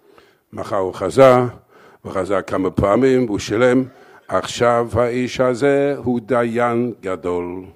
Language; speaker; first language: Hebrew; non-native, fluent; English